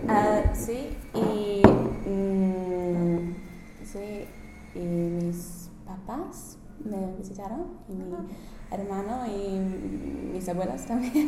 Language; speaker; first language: Spanish; non-native, learner; English